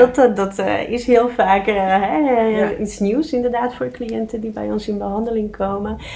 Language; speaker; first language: Dutch; non-native, fluent; Czech